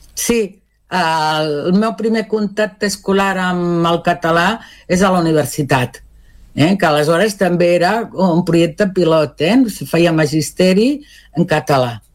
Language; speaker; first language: Catalan; non-native, local second language; Spanish